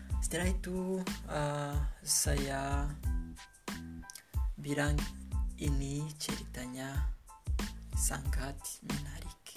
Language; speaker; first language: Indonesian; non-native, learner; Kinyarwanda